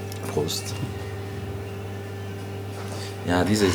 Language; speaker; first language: German; non-native, learner; Italian